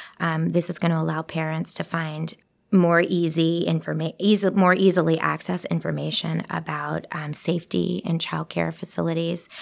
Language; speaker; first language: English; early bilingual, other home language; Spanish